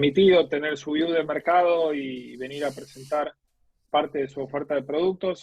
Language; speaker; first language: Spanish; native; Spanish